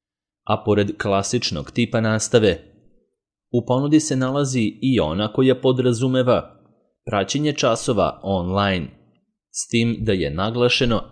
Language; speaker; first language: Serbian; native; Serbian